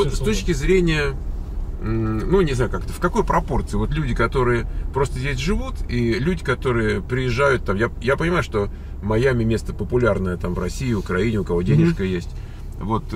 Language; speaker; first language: Russian; native; Russian